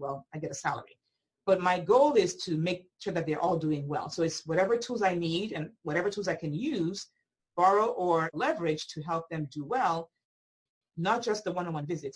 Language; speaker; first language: English; non-native, local second language; Igbo